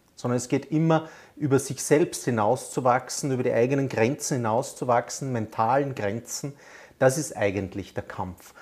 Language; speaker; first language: German; native; German